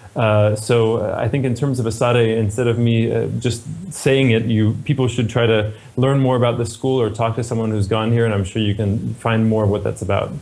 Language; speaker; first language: English; native; English